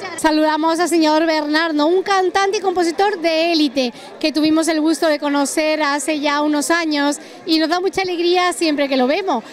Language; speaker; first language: Spanish; native; Spanish